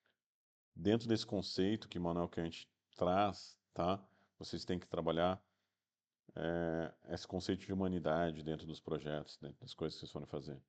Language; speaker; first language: Portuguese; native; Portuguese